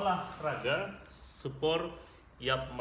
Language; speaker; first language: Turkish; non-native, fluent; Indonesian